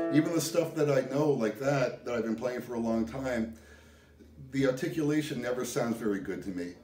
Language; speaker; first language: English; native; English